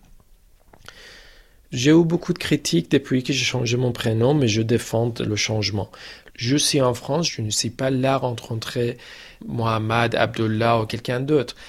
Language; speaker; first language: French; non-native, fluent; Persian